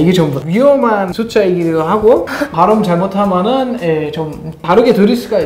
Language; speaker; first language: Korean; non-native, fluent; German